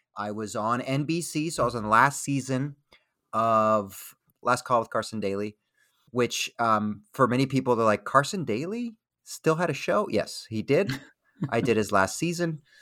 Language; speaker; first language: English; early bilingual, other home language; Spanish